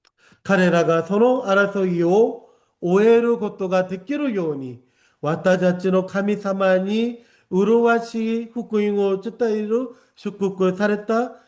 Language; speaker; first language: Japanese; non-native, fluent; Korean